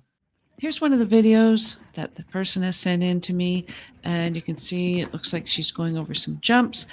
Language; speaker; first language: English; native; English